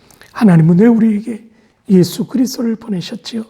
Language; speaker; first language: Korean; native; Korean